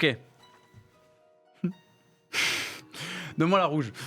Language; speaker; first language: French; native; French